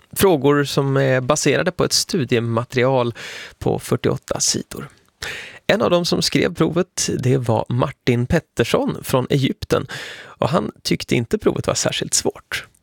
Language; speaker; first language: Swedish; native; Swedish